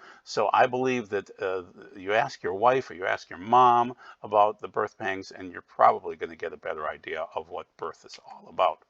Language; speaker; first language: English; native; English